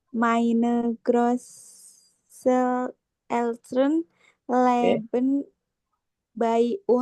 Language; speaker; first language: German; non-native, learner; Indonesian